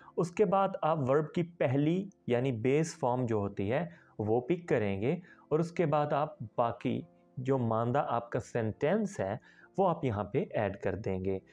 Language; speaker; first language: Urdu; native; Urdu